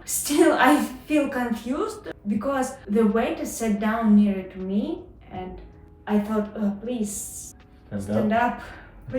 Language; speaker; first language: English; non-native, learner; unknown